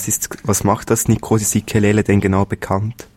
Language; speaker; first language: German; native; German